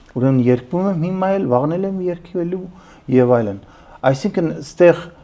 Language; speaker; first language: Armenian; early bilingual, heritage; Armenian